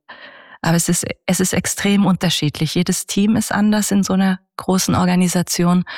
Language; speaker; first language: German; native; German